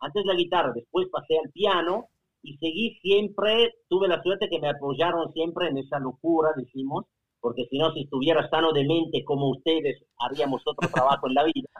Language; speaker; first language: Spanish; non-native, fluent; Italian